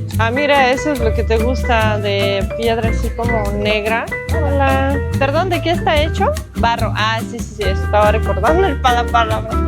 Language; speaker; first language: Spanish; non-native, fluent; Russian